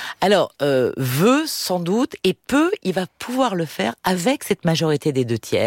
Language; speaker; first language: French; native; French